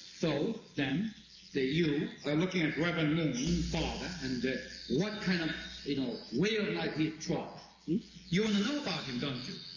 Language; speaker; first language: English; non-native, fluent; Korean